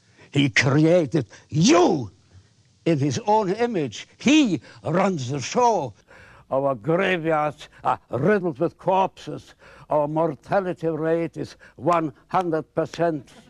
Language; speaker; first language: English; non-native, fluent; German